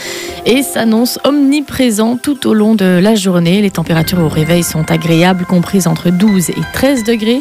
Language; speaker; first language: French; native; French